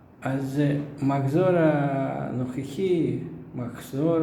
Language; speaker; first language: Hebrew; non-native, fluent; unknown